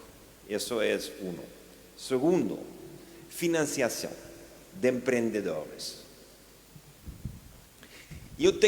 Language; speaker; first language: Portuguese; non-native, fluent; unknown